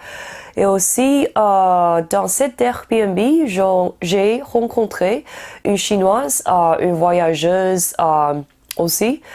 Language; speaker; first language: French; non-native, learner; Chinese